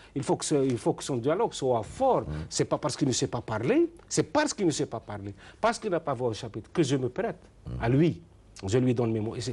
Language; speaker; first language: French; non-native, local second language; Arabic